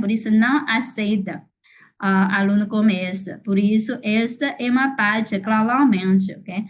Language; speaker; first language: Portuguese; non-native, fluent; Chinese